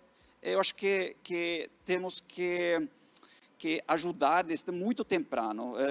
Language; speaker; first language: Portuguese; non-native, fluent; Norwegian